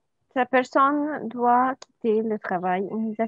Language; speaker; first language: French; non-native, learner; Arabic